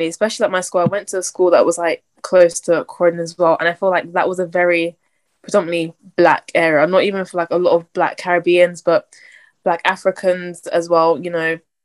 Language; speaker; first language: English; native; English